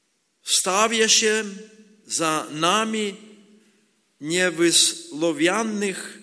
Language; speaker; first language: Polish; non-native, learner; Ukrainian